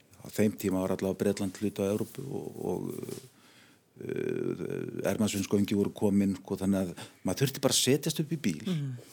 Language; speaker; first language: Icelandic; native; Icelandic